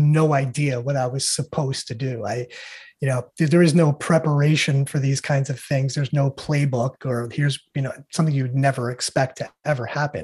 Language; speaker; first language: English; native; English